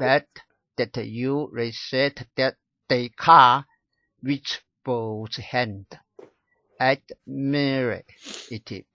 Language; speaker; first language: English; non-native, learner; Chinese